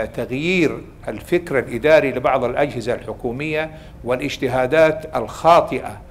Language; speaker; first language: Arabic; native; Arabic